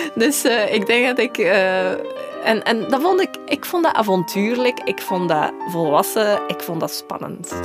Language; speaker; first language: Dutch; early bilingual, other home language; Russian